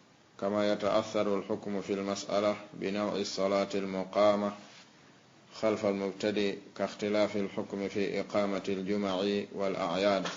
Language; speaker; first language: Arabic; non-native, fluent; Fula